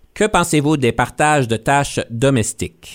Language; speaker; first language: French; native; French